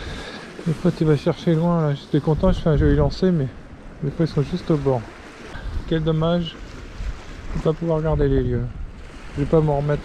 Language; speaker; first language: French; native; French